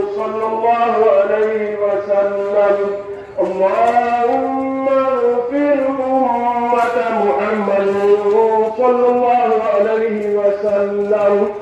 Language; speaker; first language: Arabic; non-native, fluent; Urdu